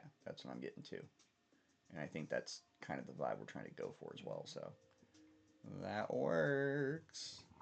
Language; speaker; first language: English; native; English